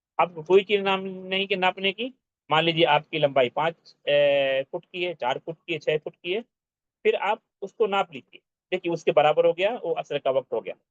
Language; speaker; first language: Urdu; native; Urdu